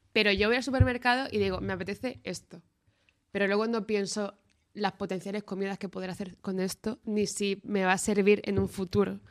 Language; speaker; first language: Spanish; native; Spanish